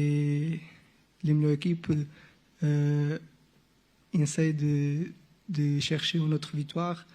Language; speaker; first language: French; non-native, local second language; Portuguese